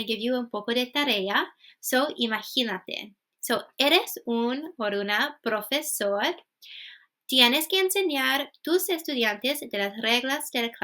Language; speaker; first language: Spanish; non-native, fluent; English